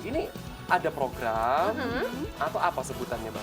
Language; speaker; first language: Indonesian; native; Indonesian